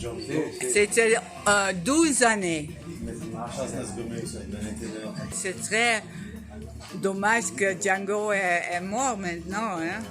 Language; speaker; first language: French; non-native, learner; Dutch